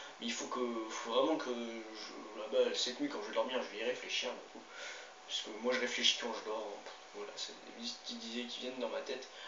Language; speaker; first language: French; native; French